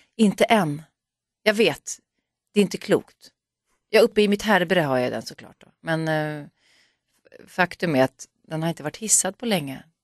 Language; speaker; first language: Swedish; native; Swedish